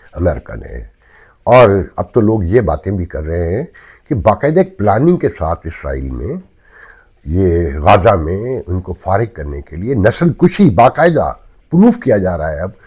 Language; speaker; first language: Urdu; native; Urdu